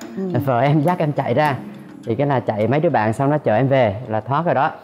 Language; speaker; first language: Vietnamese; native; Vietnamese